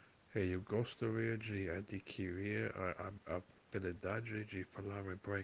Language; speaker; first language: Portuguese; non-native, learner; English